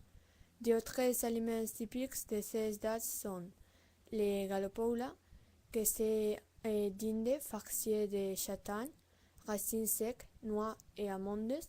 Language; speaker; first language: French; non-native, learner; Spanish